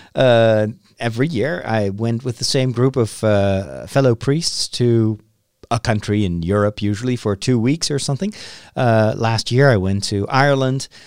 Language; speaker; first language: English; non-native, fluent; Dutch